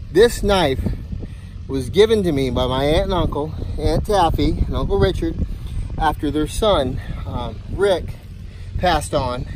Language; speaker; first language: English; native; English